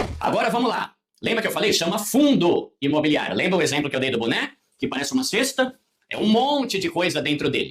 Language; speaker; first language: Portuguese; native; Portuguese